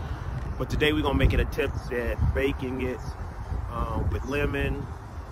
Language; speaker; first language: English; native; English